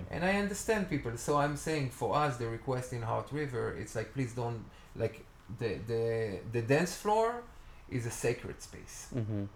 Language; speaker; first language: English; non-native, fluent; Hebrew